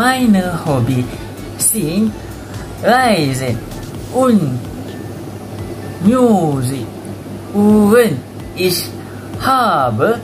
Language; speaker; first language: German; non-native, learner; Malay